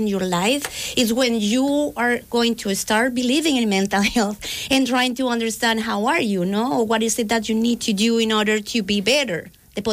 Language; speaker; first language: English; non-native, fluent; Spanish